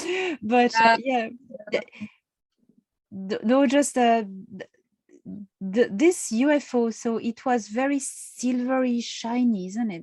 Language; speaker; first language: English; non-native, fluent; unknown